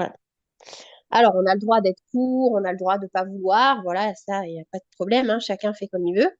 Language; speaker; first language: French; native; French